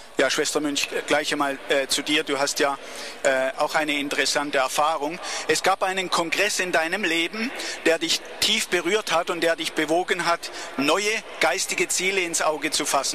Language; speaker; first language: German; native; German